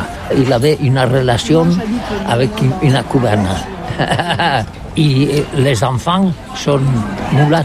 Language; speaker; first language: French; non-native, learner; Catalan